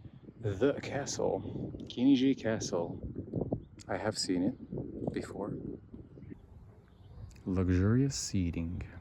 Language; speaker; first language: English; non-native, fluent; Hungarian